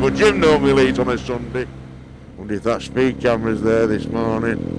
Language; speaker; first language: English; native; English